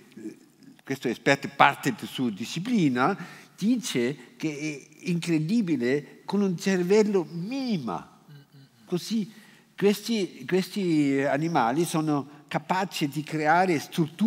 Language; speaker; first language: Italian; non-native, fluent; German